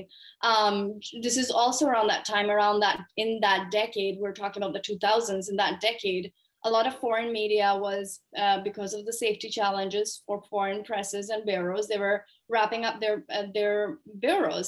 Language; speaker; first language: English; non-native, local second language; Urdu